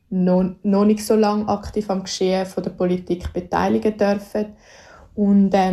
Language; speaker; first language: German; native; German